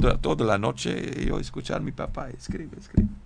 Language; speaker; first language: Spanish; non-native, learner; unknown